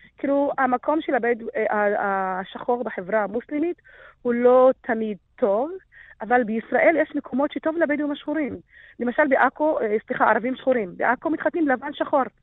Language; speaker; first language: Hebrew; non-native, local second language; Arabic